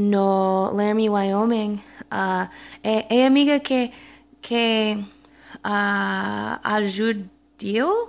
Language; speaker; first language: Portuguese; non-native, learner; English